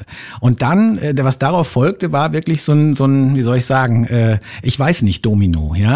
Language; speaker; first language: German; native; German